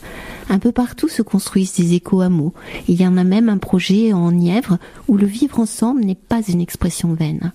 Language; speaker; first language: French; native; French